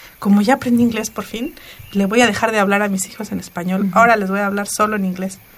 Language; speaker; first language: Spanish; non-native, local second language; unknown